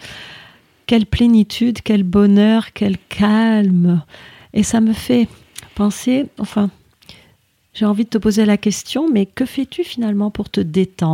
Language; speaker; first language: French; native; French